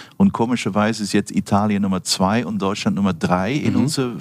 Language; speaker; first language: German; non-native, fluent; Dutch